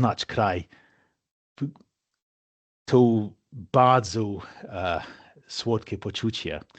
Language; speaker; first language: Polish; non-native, fluent; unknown